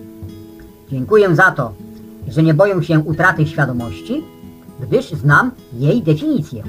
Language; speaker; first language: Polish; native; Polish